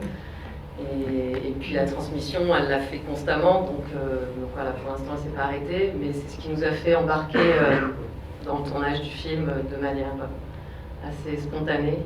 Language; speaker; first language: French; native; French